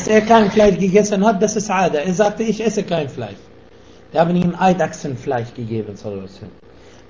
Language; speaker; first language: German; non-native, fluent; Arabic